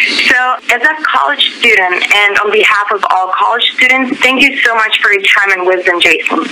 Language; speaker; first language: English; non-native, fluent; Russian